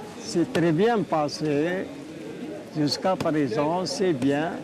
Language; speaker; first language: French; non-native, local second language; Arabic